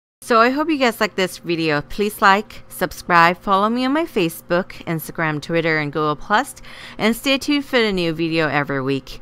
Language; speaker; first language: English; non-native, fluent; Thai